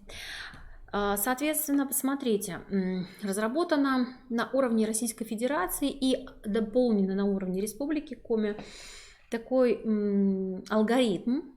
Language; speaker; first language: Russian; native; Russian